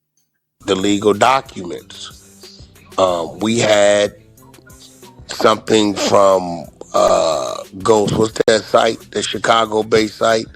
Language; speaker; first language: English; native; English